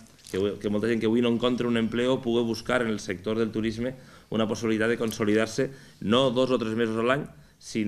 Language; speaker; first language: Catalan; native; Catalan